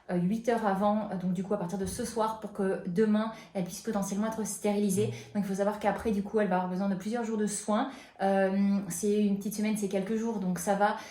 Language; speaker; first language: French; native; French